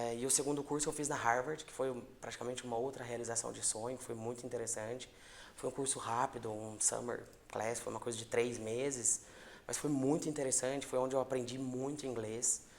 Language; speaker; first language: Portuguese; native; Portuguese